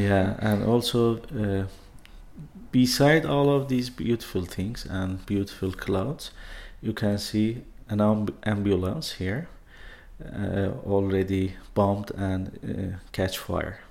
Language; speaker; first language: English; non-native, fluent; Persian